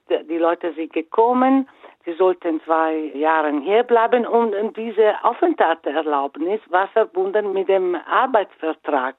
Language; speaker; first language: German; non-native, fluent; Italian